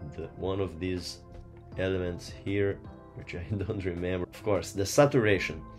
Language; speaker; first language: English; non-native, fluent; Portuguese